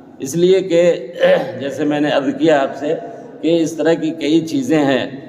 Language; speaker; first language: Urdu; native; Urdu